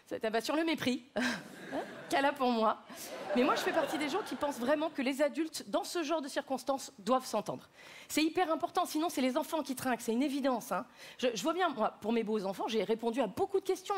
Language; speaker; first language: French; native; French